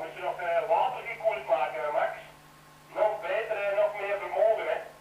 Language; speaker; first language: Dutch; native; Dutch